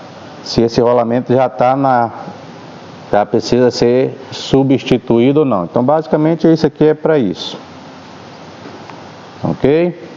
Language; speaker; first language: Portuguese; native; Portuguese